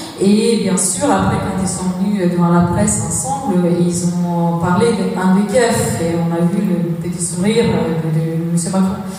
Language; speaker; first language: French; non-native, fluent; Ukrainian